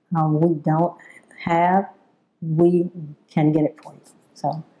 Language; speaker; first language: English; native; English